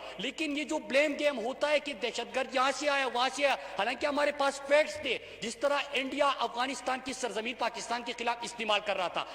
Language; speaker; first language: Urdu; non-native, local second language; Pashto